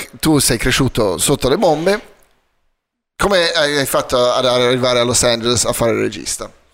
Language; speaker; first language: Italian; native; Italian